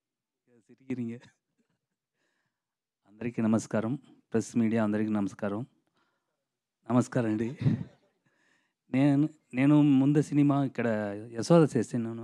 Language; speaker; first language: Telugu; non-native, learner; Tamil